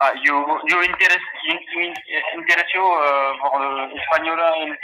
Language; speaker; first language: Spanish; non-native, learner; French